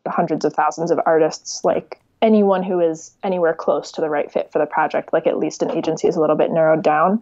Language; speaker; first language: English; native; English